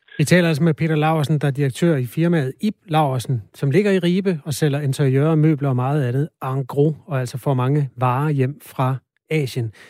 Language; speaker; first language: Danish; native; Danish